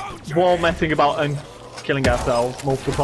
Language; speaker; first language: English; native; English